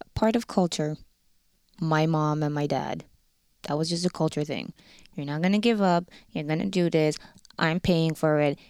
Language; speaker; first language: English; non-native, fluent; Dutch